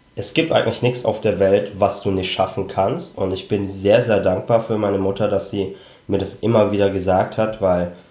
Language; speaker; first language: German; early bilingual, other home language; Cantonese